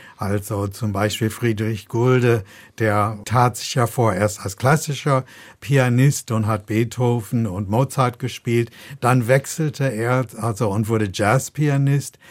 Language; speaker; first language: German; non-native, fluent; English